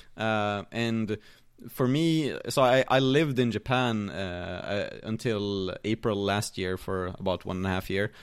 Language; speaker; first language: English; non-native, fluent; Swedish